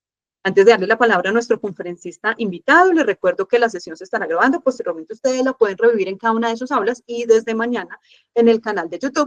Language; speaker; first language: Spanish; native; Spanish